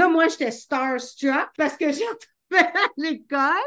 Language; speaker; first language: French; native; French